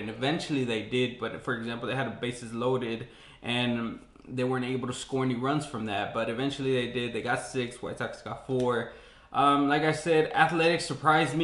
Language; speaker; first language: English; native; English